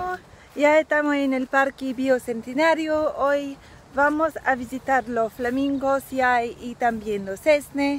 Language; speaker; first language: Spanish; non-native, fluent; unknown